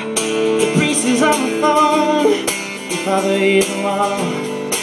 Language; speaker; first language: English; native; English